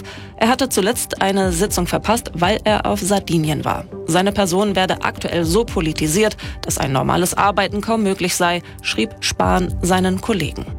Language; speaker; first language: German; native; German